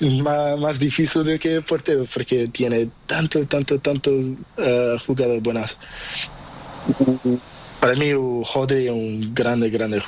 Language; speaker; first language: Spanish; non-native, learner; Portuguese